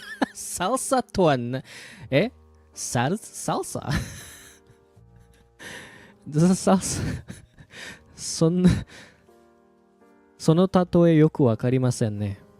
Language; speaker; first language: Japanese; non-native, fluent; Indonesian